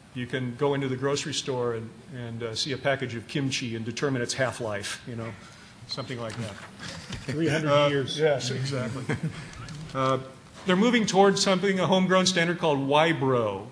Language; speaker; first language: English; native; English